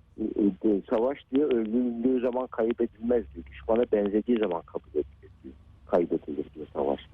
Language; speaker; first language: Turkish; native; Turkish